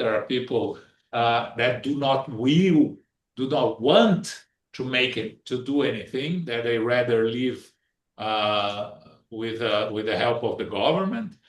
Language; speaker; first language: English; non-native, fluent; Portuguese